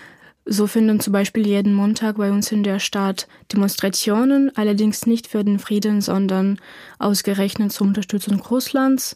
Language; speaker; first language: German; non-native, fluent; Ukrainian